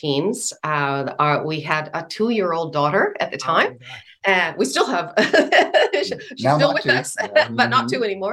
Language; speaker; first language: English; native; English